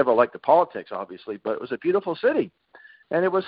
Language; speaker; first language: English; native; English